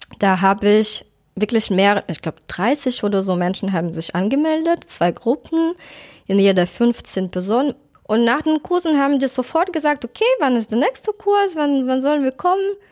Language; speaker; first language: German; non-native, fluent; Russian